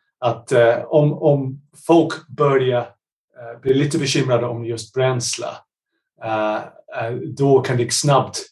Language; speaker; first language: Swedish; non-native, fluent; English